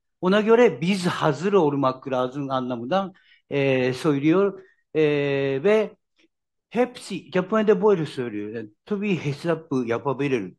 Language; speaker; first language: Turkish; non-native, learner; Japanese